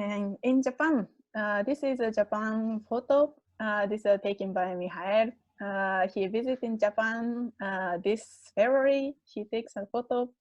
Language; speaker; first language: English; non-native, fluent; Japanese